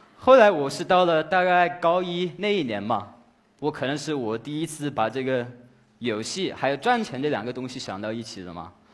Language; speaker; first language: Chinese; non-native, fluent; English